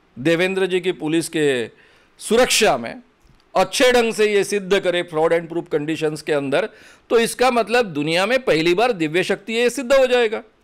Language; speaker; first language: Hindi; non-native, local second language; Marathi